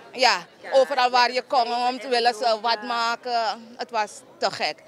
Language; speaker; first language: Dutch; native; Dutch